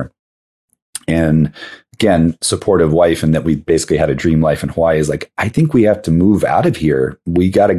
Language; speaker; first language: English; native; English